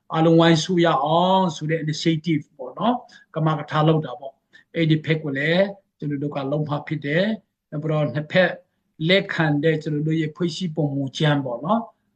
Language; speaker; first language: Burmese; non-native, local second language; Hakha Chin